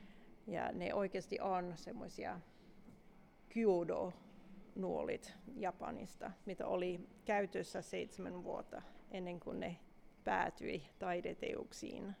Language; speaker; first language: Finnish; non-native, fluent; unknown